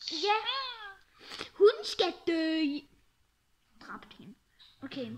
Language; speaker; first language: Danish; early bilingual, other home language; Arabic